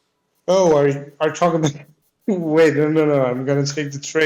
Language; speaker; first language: English; non-native, fluent; Romanian